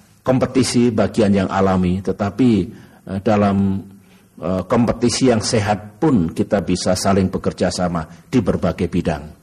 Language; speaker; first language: Indonesian; native; Indonesian